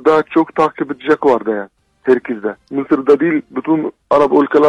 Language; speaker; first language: Turkish; non-native, learner; Arabic